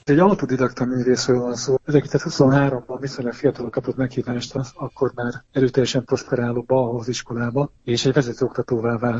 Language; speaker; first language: Hungarian; native; Hungarian